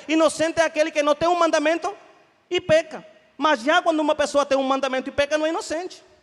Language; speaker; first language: Portuguese; non-native, fluent; Spanish